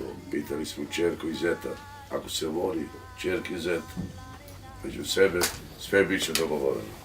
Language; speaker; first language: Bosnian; non-native, local second language; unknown